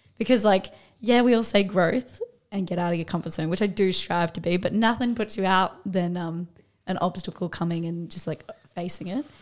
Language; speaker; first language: English; native; English